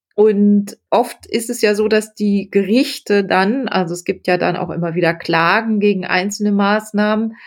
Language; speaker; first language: German; native; German